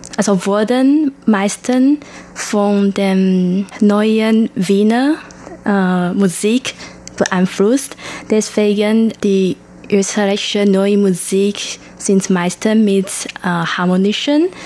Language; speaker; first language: German; non-native, learner; Chinese